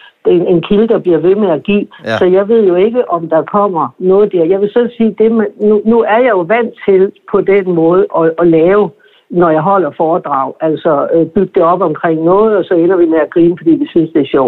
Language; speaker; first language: Danish; native; Danish